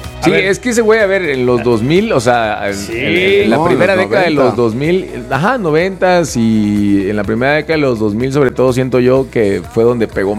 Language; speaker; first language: Spanish; native; Spanish